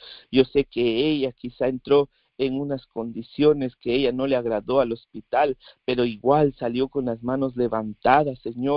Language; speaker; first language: Spanish; native; Spanish